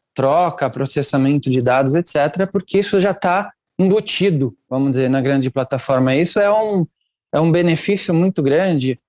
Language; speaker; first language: Portuguese; non-native, fluent; Italian